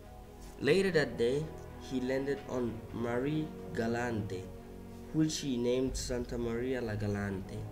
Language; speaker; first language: English; non-native, fluent; Southern Sotho